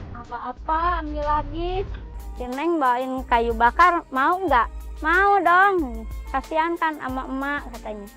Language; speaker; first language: Indonesian; native; Indonesian